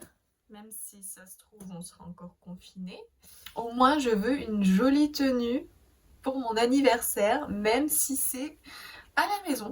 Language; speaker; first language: French; native; French